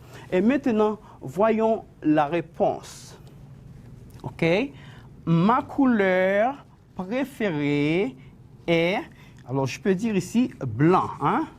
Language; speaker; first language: French; non-native, fluent; Spanish